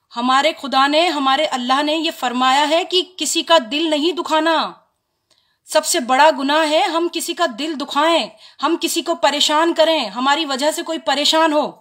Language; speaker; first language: Hindi; native; Hindi